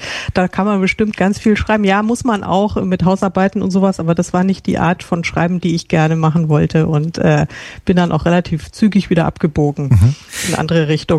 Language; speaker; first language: German; native; German